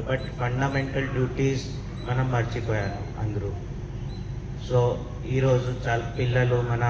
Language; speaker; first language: Telugu; non-native, learner; Hindi